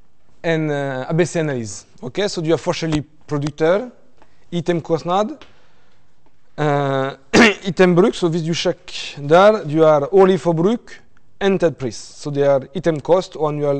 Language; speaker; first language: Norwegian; non-native, fluent; French